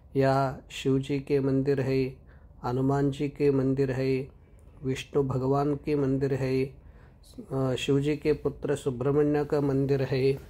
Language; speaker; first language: Hindi; non-native, local second language; Kannada